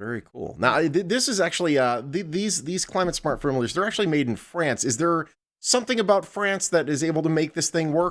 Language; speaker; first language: English; native; English